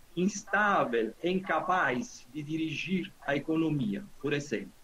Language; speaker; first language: Portuguese; non-native, fluent; Italian